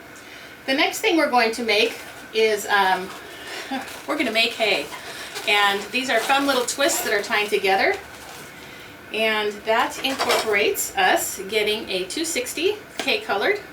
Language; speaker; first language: English; native; English